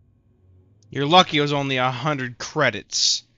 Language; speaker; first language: English; native; English